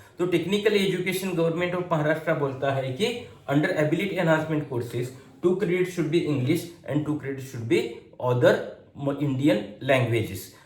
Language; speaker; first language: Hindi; non-native, local second language; Marathi